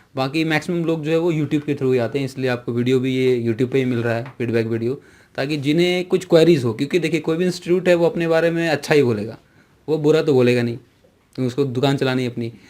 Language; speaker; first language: Hindi; native; Hindi